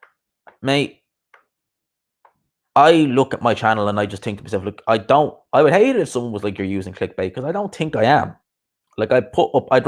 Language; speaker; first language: English; native; English